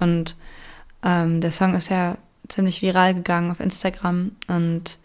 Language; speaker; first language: German; native; German